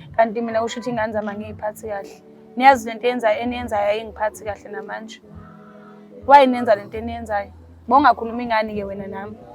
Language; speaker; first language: Zulu; native; Zulu